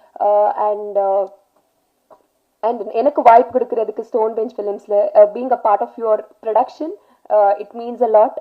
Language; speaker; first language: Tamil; non-native, learner; Telugu